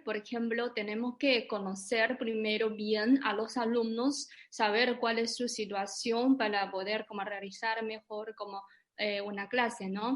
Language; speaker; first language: Spanish; non-native, fluent; Chinese